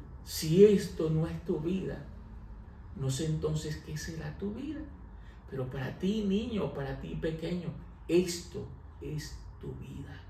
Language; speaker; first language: Spanish; native; Spanish